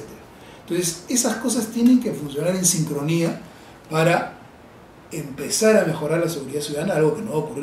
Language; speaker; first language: Spanish; native; Spanish